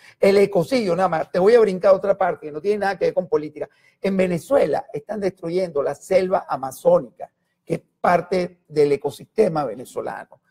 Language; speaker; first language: Spanish; native; Spanish